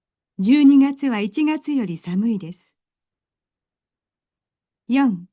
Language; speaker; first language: Japanese; non-native, learner; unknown